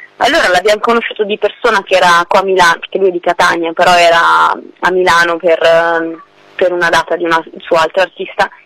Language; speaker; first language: Italian; non-native, fluent; English